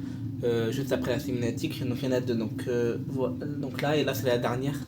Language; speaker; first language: French; native; French